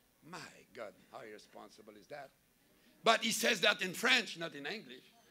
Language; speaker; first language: English; non-native, fluent; French